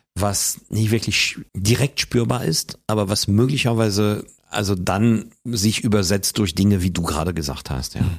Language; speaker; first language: German; non-native, fluent; French